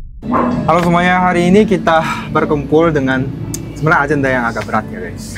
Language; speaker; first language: Indonesian; non-native, fluent; Korean